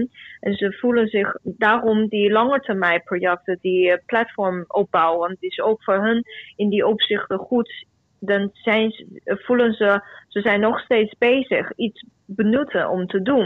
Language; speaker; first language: Dutch; non-native, fluent; Chinese